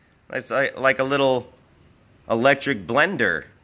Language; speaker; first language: English; native; English